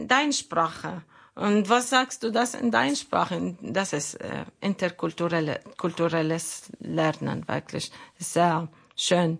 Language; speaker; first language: German; non-native, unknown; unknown